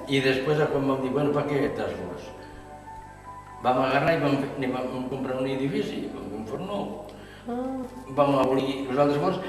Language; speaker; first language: Catalan; native; Catalan